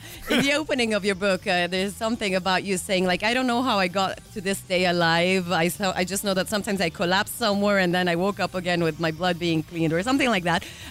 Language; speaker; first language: English; non-native, fluent; Italian